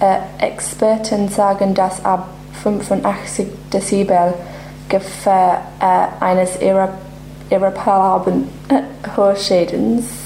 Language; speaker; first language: German; non-native, learner; English